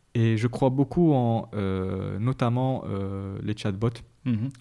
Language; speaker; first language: French; non-native, local second language; Arabic